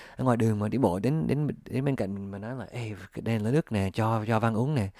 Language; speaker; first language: Vietnamese; early bilingual, other home language; English